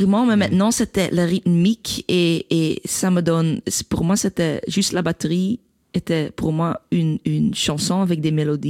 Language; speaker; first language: French; non-native, local second language; Dutch